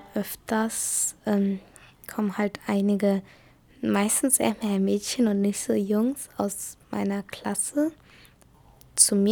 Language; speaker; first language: German; early bilingual, other home language; Kurdish